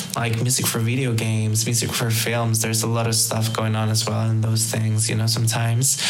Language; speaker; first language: English; early bilingual, other home language; Spanish